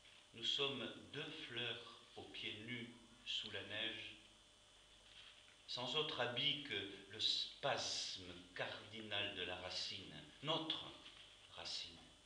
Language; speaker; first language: French; native; French